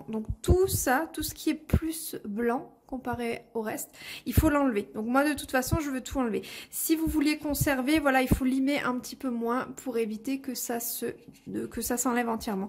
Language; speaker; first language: French; native; French